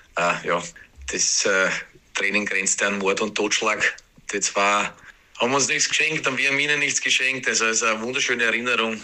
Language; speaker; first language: German; native; German